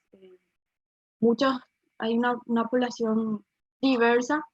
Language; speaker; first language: Spanish; native; Spanish